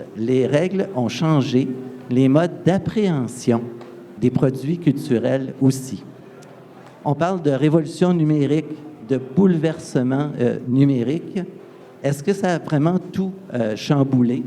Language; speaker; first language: French; native; French